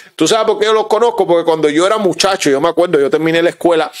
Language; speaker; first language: Spanish; native; Spanish